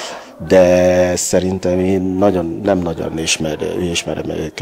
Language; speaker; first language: Hungarian; non-native, learner; Yoruba